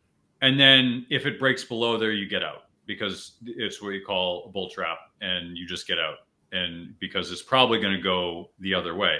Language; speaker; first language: English; native; English